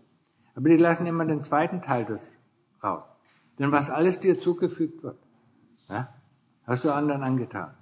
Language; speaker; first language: German; non-native, fluent; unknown